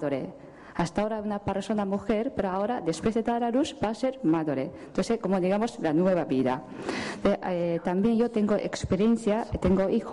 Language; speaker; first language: Spanish; non-native, fluent; Japanese